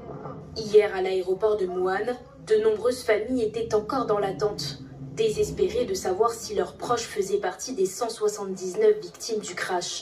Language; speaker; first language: French; native; French